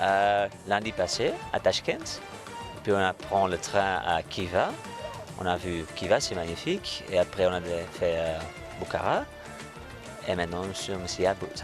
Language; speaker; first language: French; non-native, learner; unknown